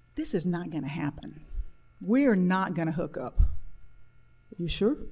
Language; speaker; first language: English; native; English